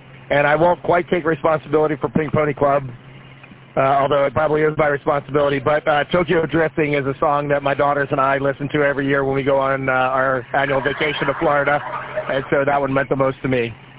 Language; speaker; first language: English; native; English